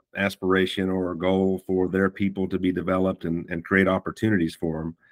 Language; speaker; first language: English; native; English